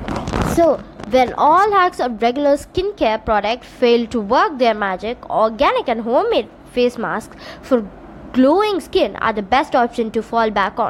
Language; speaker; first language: English; non-native, local second language; Tamil